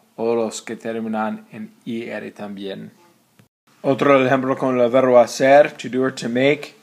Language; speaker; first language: Spanish; non-native, fluent; English